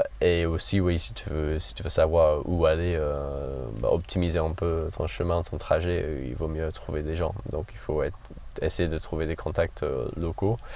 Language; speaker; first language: French; non-native, fluent; English